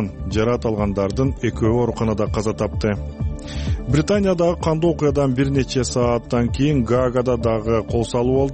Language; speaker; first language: Kyrgyz; native; Kyrgyz